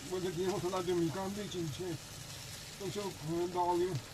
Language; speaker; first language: Turkish; native; Turkish